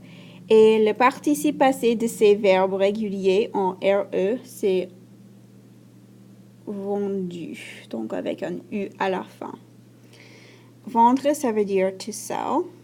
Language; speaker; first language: French; non-native, fluent; English